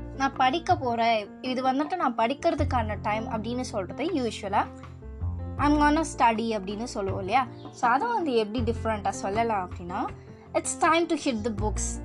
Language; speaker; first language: English; non-native, local second language; Tamil